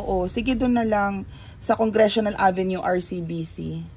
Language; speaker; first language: Filipino; native; Filipino